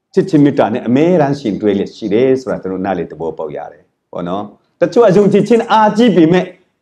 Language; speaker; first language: Burmese; non-native, local second language; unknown